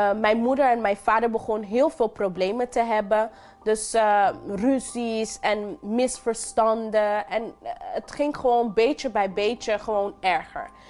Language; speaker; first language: Dutch; non-native, local second language; English